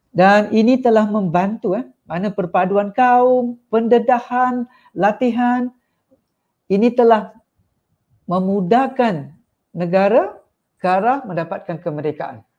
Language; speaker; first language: Malay; non-native, local second language; Tamil